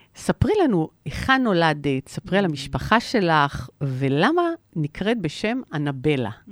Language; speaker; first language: Hebrew; native; Hebrew